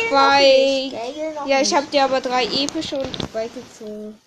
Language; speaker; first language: German; native; German